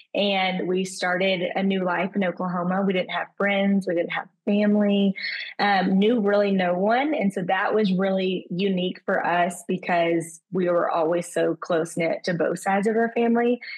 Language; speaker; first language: English; native; English